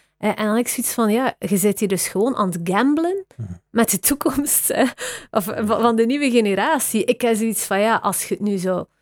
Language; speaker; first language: Dutch; native; Dutch